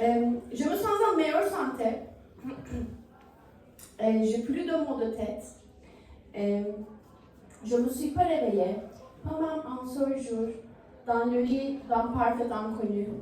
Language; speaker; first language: French; non-native, learner; Turkish